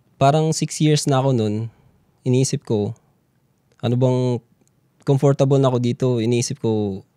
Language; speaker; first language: Filipino; non-native, local second language; Cebuano